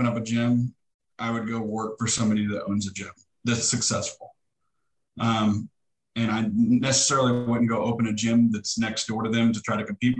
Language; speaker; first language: English; native; English